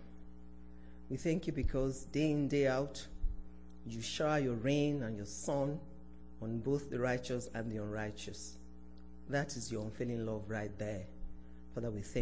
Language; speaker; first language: English; non-native, local second language; Yoruba